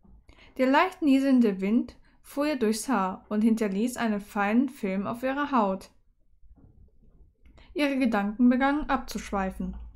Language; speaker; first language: German; native; German